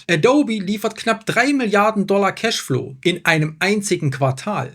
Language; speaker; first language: German; native; German